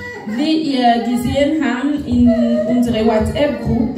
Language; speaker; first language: German; non-native, learner; French